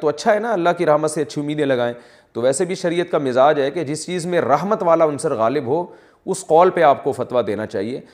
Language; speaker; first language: Urdu; native; Urdu